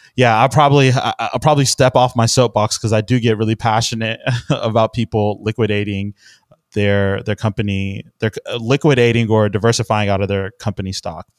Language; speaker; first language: English; native; English